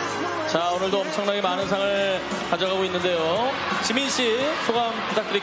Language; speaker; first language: Korean; native; Korean